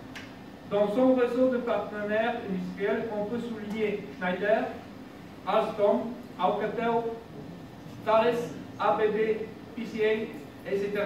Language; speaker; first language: French; non-native, fluent; Bulgarian